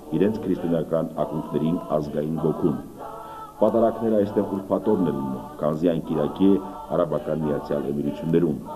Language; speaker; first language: Armenian; native; Armenian